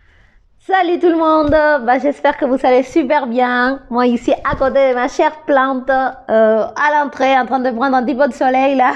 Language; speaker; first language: French; non-native, fluent; Spanish